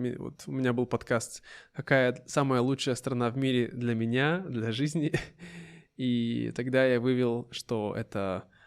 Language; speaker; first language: Russian; native; Russian